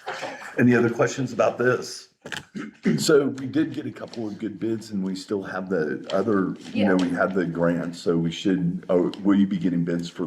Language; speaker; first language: English; native; English